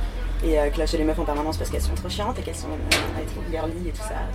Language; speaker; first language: French; native; French